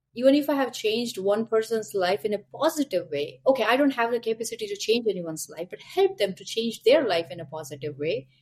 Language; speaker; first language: English; non-native, local second language; Hindi